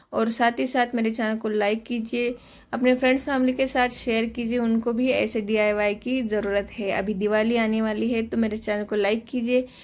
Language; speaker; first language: Hindi; non-native, local second language; Marathi